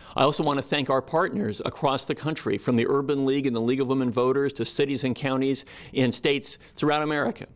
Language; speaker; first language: English; native; English